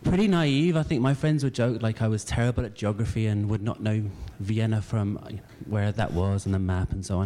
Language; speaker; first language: English; native; English